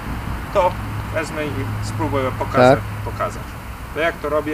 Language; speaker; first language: Polish; early bilingual, heritage; Polish